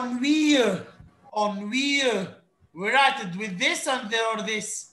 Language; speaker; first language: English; non-native, learner; Arabic